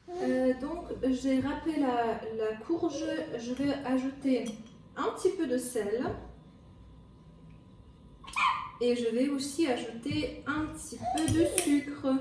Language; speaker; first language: French; non-native, fluent; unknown